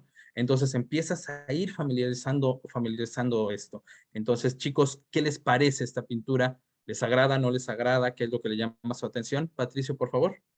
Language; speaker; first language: Spanish; native; Spanish